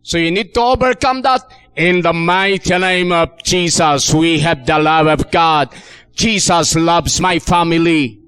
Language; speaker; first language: English; non-native, local second language; Filipino